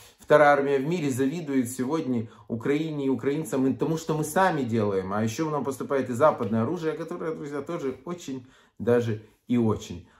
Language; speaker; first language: Russian; native; Russian